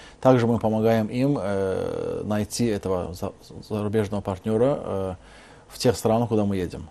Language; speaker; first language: Russian; non-native, local second language; Azerbaijani